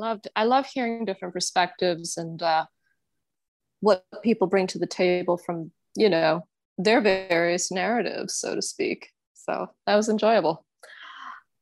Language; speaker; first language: English; non-native, fluent; German